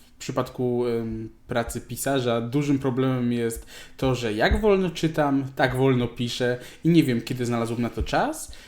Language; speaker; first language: Polish; native; Polish